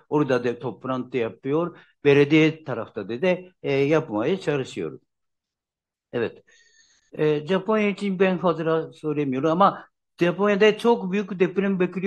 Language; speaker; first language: Turkish; non-native, learner; Japanese